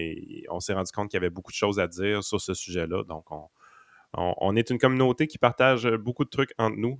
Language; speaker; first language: French; native; French